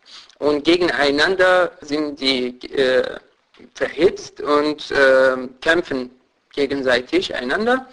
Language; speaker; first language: German; non-native, fluent; Persian